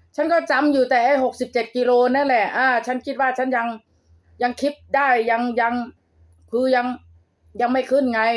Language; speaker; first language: Thai; native; Thai